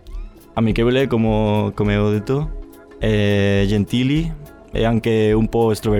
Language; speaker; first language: Italian; non-native, learner; Spanish